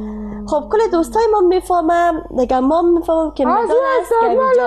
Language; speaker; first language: Persian; native; Persian